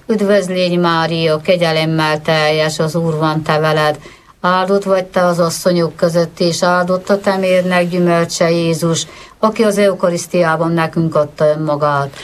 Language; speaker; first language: Hungarian; native; Hungarian